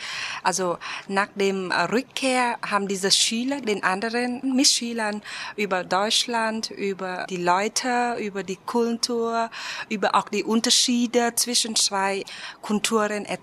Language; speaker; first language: German; non-native, fluent; Vietnamese